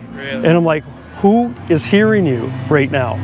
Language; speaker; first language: English; native; English